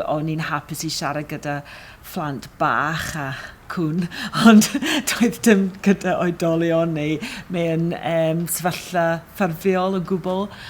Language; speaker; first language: Welsh; non-native, fluent; English